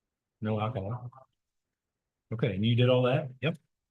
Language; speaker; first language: English; native; English